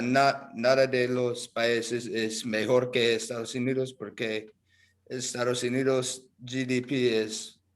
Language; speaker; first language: Spanish; non-native, learner; English